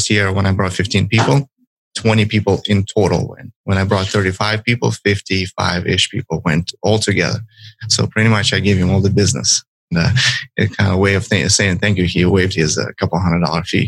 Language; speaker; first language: English; non-native, fluent; Ukrainian